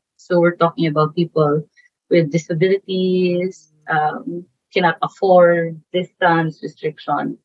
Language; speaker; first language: English; non-native, local second language; Cebuano